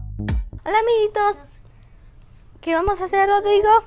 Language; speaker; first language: Spanish; native; Spanish